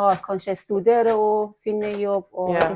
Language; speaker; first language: Norwegian; non-native, fluent; Persian